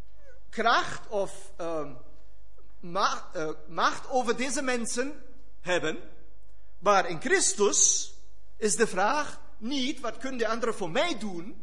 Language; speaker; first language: Dutch; non-native, fluent; German